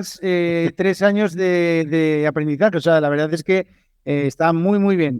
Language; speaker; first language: Spanish; native; Spanish